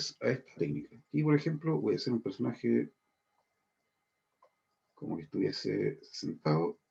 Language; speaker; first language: Spanish; native; Spanish